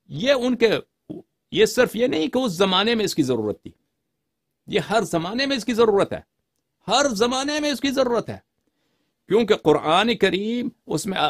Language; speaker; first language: Urdu; non-native, fluent; Persian